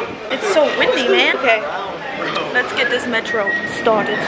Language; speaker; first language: English; native; English